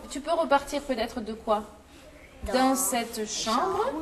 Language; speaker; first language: French; native; French